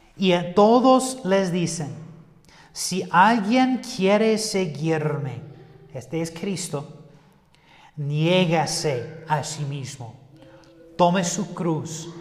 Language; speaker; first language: Spanish; non-native, fluent; English